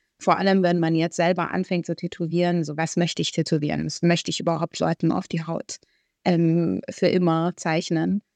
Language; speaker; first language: German; early bilingual, other home language; Arabic